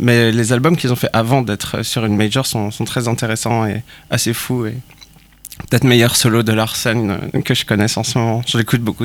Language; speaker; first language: French; native; French